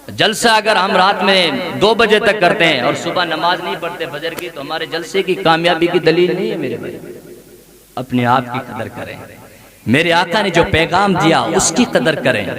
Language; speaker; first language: Urdu; native; Urdu